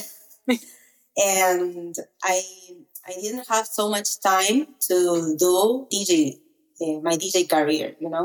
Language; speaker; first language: English; non-native, learner; Spanish